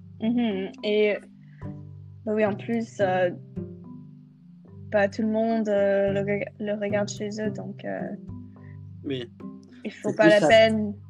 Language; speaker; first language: French; non-native, fluent; English